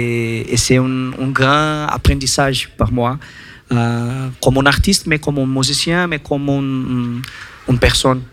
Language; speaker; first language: French; non-native, learner; Portuguese